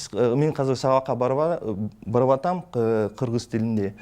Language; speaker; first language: Kyrgyz; non-native, local second language; Russian